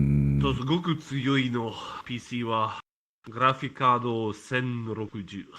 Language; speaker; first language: Japanese; non-native, learner; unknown